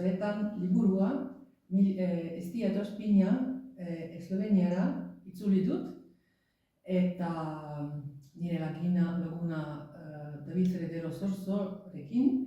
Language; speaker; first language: Basque; non-native, learner; Slovenian